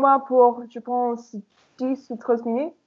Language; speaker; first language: French; non-native, learner; English